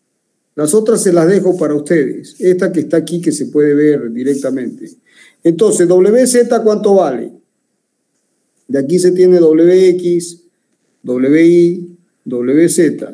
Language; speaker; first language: Spanish; native; Spanish